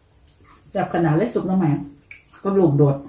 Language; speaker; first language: German; non-native, learner; Thai